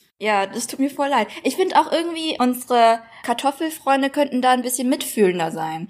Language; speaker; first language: German; early bilingual, other home language; Vietnamese